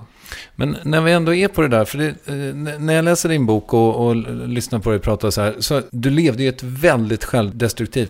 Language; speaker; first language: Swedish; native; Swedish